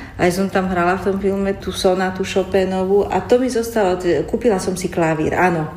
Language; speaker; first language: Slovak; native; Slovak